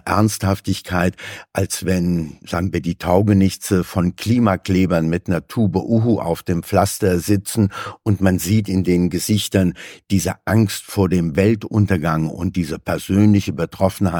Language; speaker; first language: German; native; German